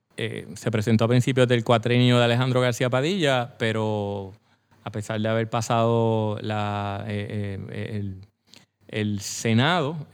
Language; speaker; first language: Spanish; native; Spanish